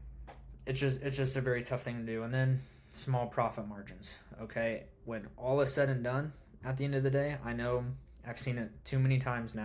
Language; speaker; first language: English; native; English